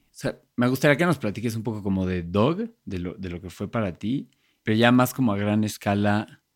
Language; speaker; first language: Spanish; native; Spanish